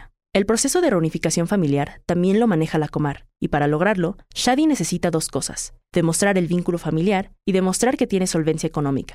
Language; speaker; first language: Spanish; native; Spanish